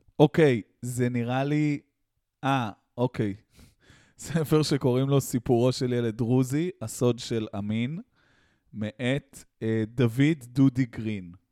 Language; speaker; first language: Hebrew; non-native, local second language; Arabic